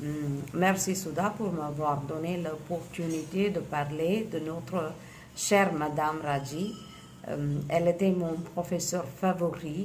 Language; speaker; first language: French; non-native, fluent; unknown